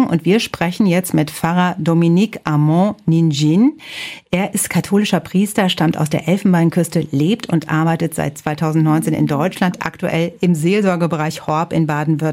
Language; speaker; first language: German; native; German